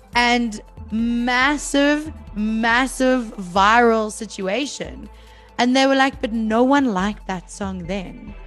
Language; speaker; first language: English; native; English